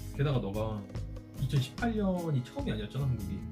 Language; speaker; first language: Korean; native; Korean